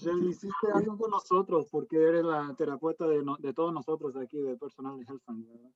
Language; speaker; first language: Spanish; early bilingual, heritage; Spanish